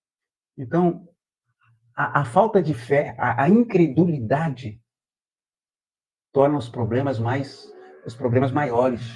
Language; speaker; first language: Portuguese; native; Portuguese